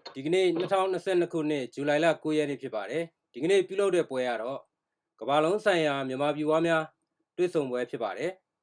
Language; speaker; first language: Burmese; native; Burmese